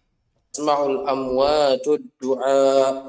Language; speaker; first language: Arabic; non-native, fluent; Indonesian